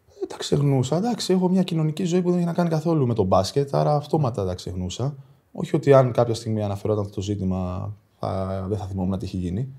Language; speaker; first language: Greek; native; Greek